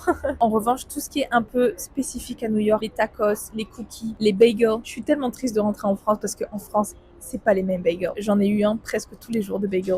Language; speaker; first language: French; native; French